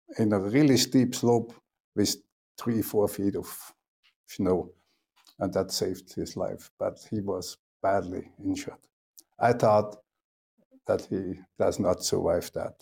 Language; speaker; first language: English; non-native, fluent; German